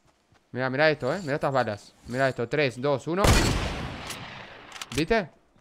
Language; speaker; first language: Spanish; native; Spanish